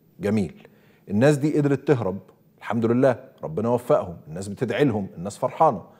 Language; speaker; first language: Arabic; native; Arabic